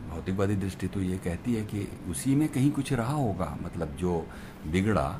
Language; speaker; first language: Hindi; native; Hindi